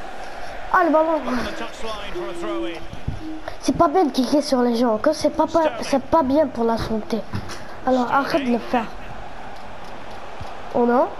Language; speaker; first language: French; native; French